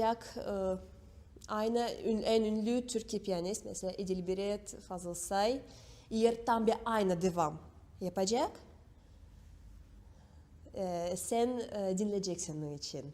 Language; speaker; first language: Turkish; non-native, learner; Russian